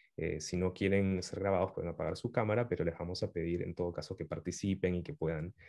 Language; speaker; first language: Spanish; native; Spanish